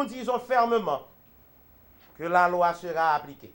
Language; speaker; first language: French; non-native, local second language; Haitian Creole